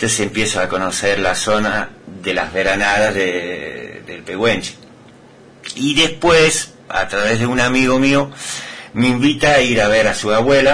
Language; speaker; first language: Spanish; non-native, fluent; Dutch